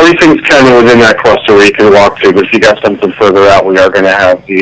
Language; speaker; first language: English; native; English